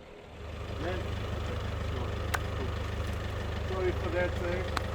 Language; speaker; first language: English; non-native, fluent; German